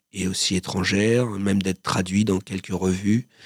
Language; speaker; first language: French; native; French